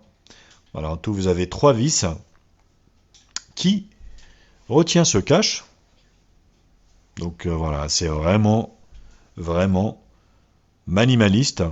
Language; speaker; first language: French; native; French